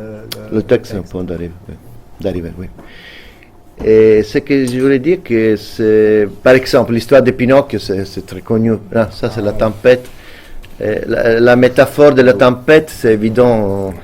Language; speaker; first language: French; non-native, fluent; Italian